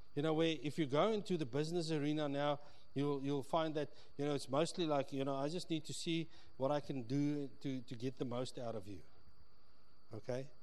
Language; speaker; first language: English; early bilingual, other home language; Afrikaans